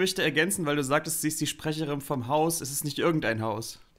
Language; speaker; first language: German; native; German